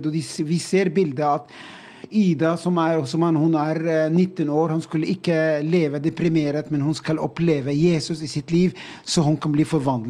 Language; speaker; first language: Norwegian; non-native, fluent; Arabic